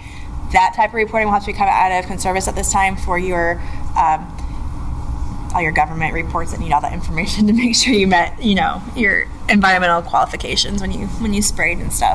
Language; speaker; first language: English; native; English